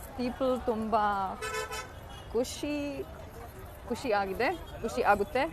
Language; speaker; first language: Kannada; non-native, learner; German